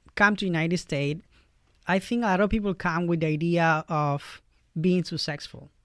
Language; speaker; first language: English; non-native, fluent; Spanish